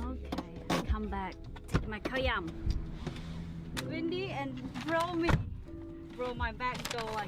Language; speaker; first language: English; non-native, learner; Thai